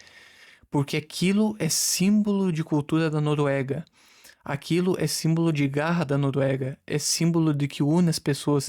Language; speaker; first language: Portuguese; native; Portuguese